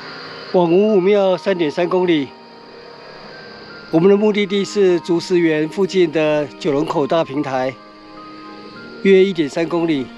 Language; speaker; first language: Chinese; native; Chinese